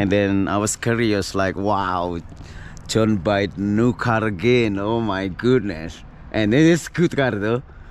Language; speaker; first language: English; non-native, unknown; Indonesian